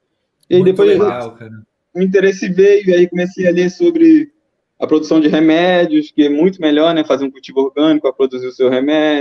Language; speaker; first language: Portuguese; native; Portuguese